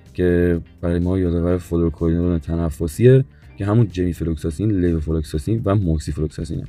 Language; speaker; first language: Persian; native; Persian